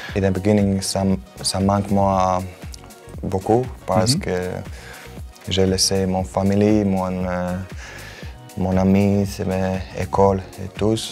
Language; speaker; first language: French; non-native, learner; Croatian